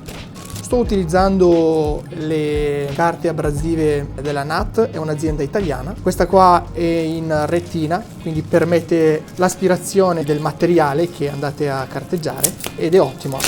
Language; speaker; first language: Italian; native; Italian